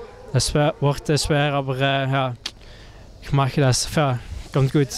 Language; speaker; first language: German; non-native, learner; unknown